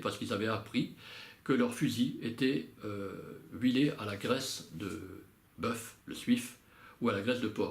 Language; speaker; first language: French; native; French